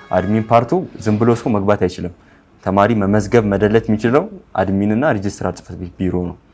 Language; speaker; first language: Amharic; non-native, local second language; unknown